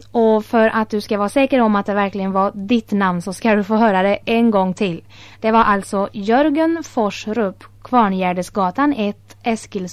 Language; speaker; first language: Swedish; native; Swedish